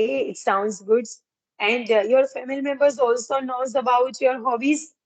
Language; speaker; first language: English; non-native, learner; Gujarati